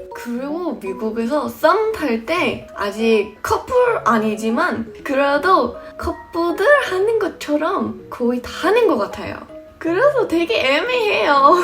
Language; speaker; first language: Korean; non-native, fluent; English